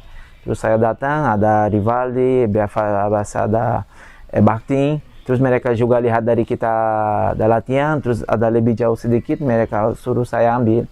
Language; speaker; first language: Indonesian; non-native, fluent; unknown